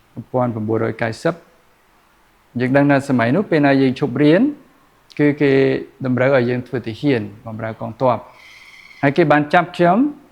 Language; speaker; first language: Khmer; native; Khmer